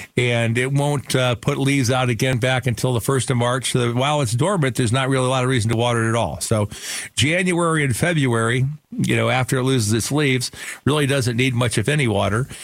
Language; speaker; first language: English; native; English